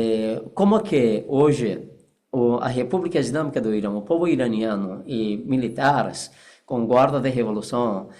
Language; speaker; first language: Portuguese; non-native, fluent; Persian